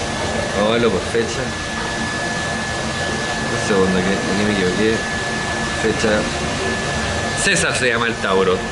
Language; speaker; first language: Spanish; native; Spanish